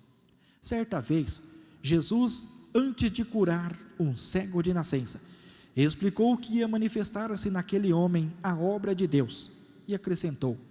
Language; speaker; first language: Portuguese; native; Portuguese